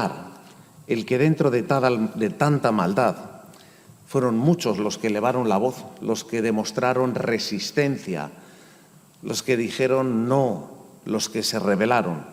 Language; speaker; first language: Spanish; native; Spanish